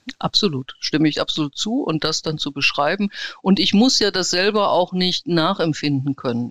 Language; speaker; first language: German; native; German